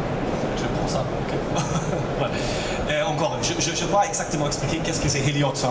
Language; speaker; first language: French; non-native, local second language; German